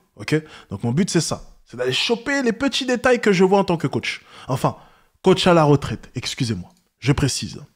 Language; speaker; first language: French; native; French